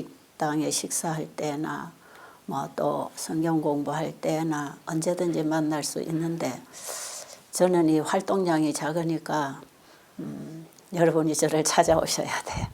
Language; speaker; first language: Korean; native; Korean